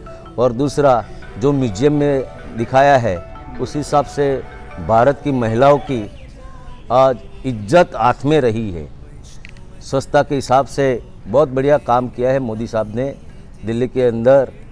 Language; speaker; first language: Hindi; non-native, local second language; Gujarati